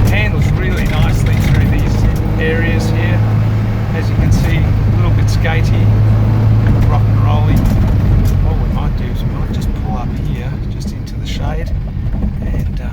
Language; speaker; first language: English; native; English